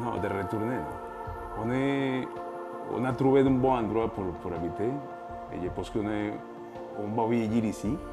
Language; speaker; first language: French; non-native, fluent; Spanish